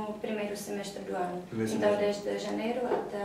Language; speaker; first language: Portuguese; non-native, fluent; Czech